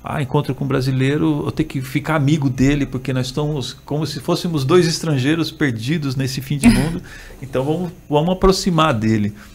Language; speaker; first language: Portuguese; native; Portuguese